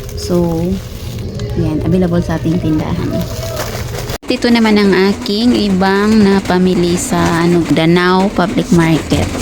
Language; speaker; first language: Filipino; non-native, local second language; Cebuano